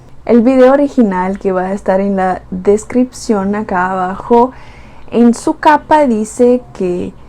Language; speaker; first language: Spanish; non-native, fluent; Portuguese